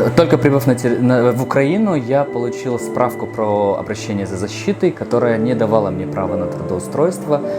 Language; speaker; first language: Russian; non-native, local second language; Tajik